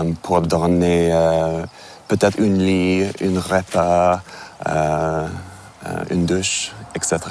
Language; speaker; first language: French; non-native, learner; English